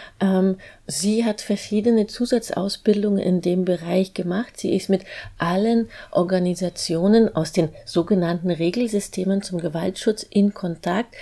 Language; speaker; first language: German; native; German